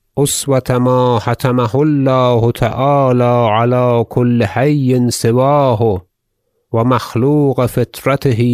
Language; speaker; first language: Arabic; non-native, fluent; Persian